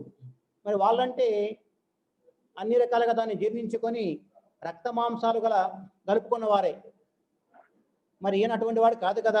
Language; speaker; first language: Telugu; native; Telugu